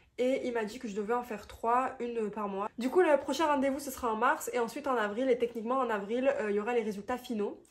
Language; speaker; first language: French; native; French